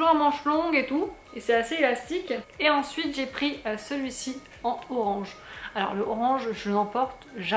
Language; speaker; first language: French; native; French